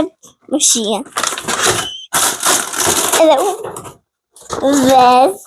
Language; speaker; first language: Albanian; early bilingual, heritage; Albanian